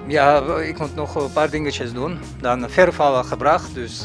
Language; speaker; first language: Dutch; non-native, learner; Russian